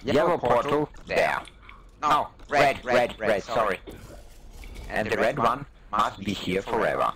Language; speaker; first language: English; non-native, learner; German